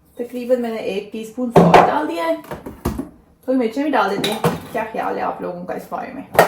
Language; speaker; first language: Urdu; native; Urdu